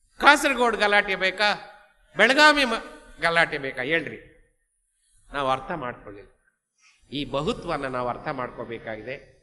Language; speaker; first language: Kannada; non-native, local second language; Telugu